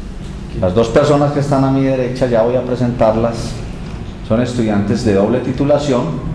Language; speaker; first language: Spanish; native; Spanish